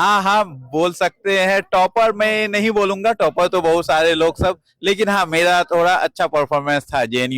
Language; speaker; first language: Hindi; native; Hindi